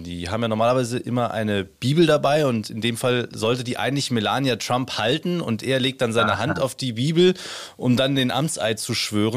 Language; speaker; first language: German; native; German